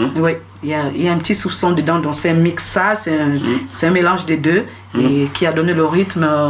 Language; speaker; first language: French; non-native, local second language; Duala